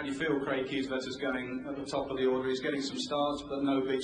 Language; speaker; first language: English; native; English